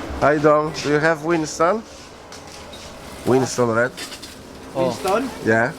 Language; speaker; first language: English; non-native, learner; Polish